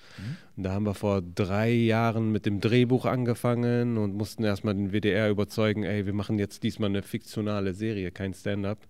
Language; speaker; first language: German; early bilingual, other home language; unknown